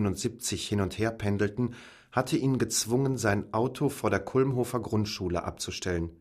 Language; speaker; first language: German; native; German